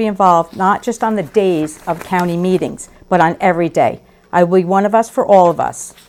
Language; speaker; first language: English; native; English